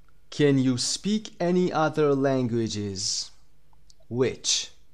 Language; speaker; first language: English; non-native, fluent; Persian